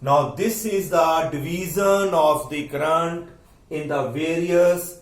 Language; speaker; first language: English; non-native, local second language; Punjabi